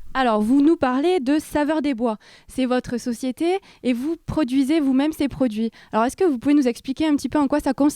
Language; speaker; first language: French; native; French